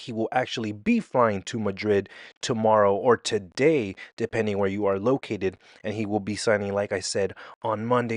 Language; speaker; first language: English; native; English